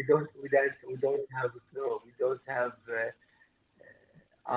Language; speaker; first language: English; non-native, learner; Arabic